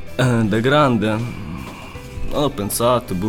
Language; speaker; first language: Italian; non-native, learner; Ukrainian